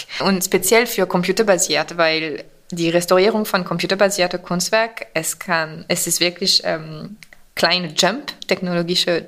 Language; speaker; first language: German; non-native, fluent; French